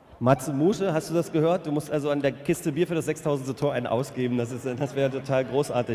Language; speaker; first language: German; native; German